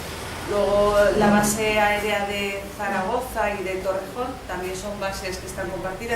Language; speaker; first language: Spanish; native; Spanish